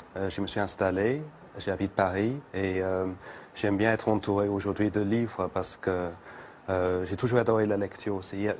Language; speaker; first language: French; non-native, fluent; English